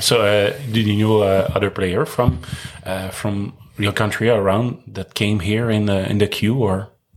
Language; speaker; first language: English; non-native, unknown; French